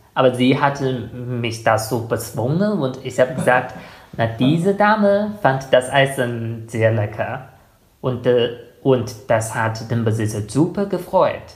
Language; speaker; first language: German; non-native, fluent; Chinese